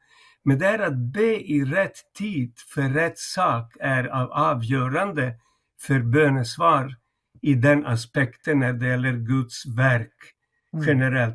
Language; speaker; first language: Swedish; non-native, fluent; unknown